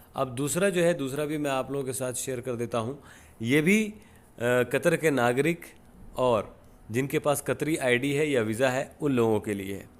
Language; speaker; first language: Hindi; native; Hindi